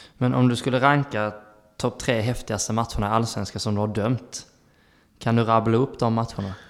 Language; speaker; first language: Swedish; native; Swedish